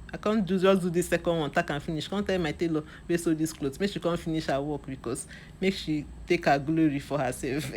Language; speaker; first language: Nigerian Pidgin; non-native, local second language; Igbo